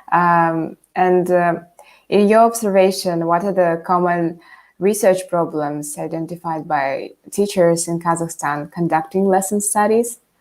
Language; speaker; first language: English; non-native, fluent; Russian